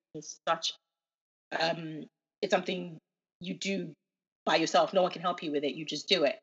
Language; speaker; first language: English; early bilingual, other home language; Yoruba